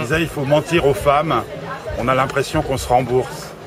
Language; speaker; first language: French; native; French